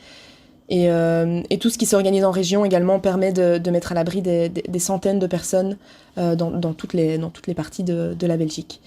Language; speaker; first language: French; native; French